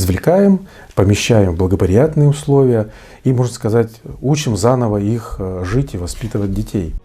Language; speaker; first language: Russian; native; Russian